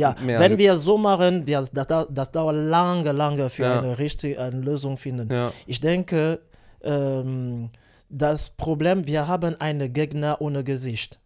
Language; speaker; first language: German; non-native, learner; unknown